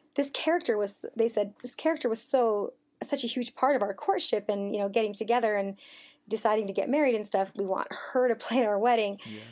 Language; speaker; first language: English; native; English